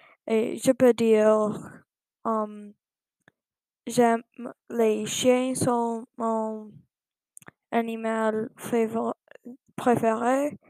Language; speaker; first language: French; non-native, learner; English